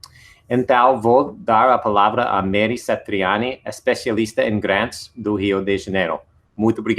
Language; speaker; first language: Portuguese; non-native, fluent; English